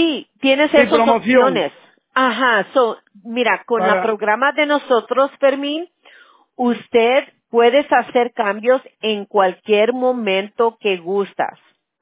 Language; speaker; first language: Spanish; early bilingual, heritage; Spanish